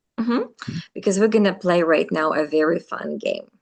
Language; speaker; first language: English; non-native, fluent; Russian